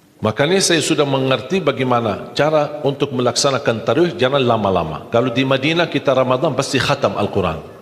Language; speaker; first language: Malay; non-native, fluent; Arabic